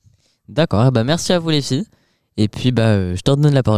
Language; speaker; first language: French; native; French